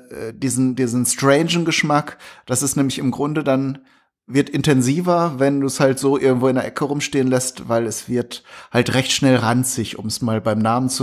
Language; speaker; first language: German; native; German